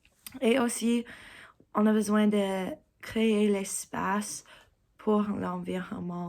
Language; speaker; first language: French; non-native, learner; English